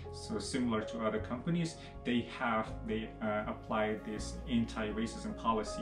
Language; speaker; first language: English; non-native, fluent; Indonesian